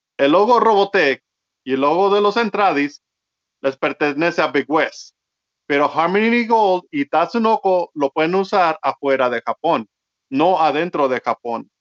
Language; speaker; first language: Spanish; early bilingual, heritage; Spanish